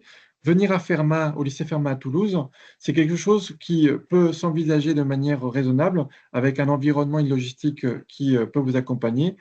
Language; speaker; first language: French; native; French